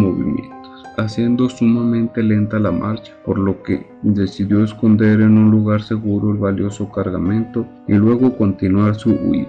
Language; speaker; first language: Spanish; native; Spanish